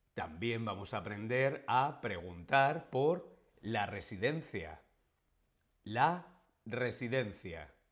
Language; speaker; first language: Spanish; native; Spanish